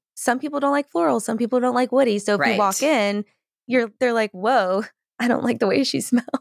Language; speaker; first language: English; native; English